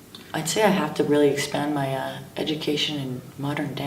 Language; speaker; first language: English; native; English